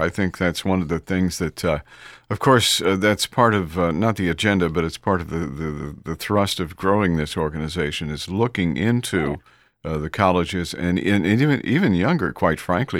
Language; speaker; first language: English; native; English